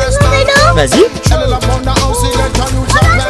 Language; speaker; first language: French; native; French